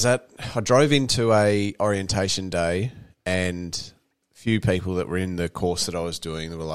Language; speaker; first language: English; native; English